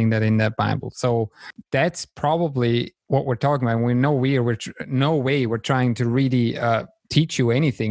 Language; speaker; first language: English; non-native, fluent; German